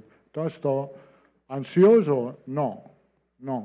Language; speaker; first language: Portuguese; non-native, fluent; Italian